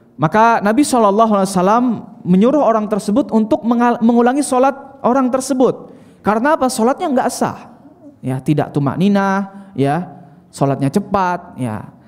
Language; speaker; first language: Indonesian; native; Indonesian